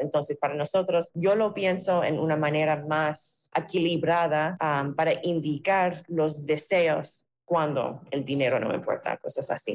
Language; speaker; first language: Spanish; non-native, fluent; English